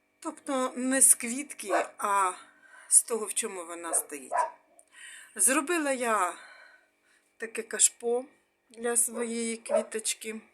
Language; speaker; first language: Ukrainian; non-native, local second language; Russian